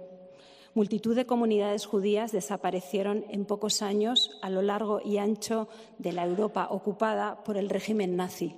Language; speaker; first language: Spanish; native; Spanish